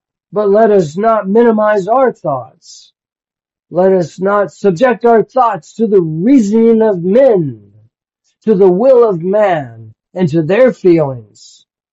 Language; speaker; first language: English; native; English